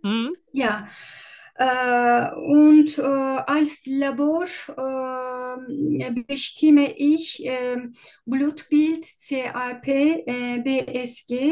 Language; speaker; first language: German; non-native, learner; Turkish